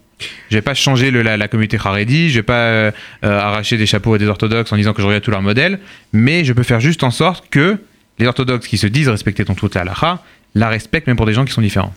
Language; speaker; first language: French; native; French